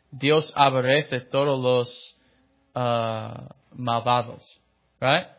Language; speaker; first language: Spanish; non-native, fluent; English